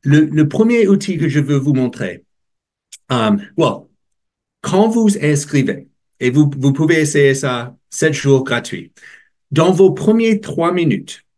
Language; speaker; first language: French; non-native, learner; English